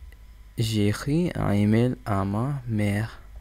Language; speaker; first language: French; non-native, learner; English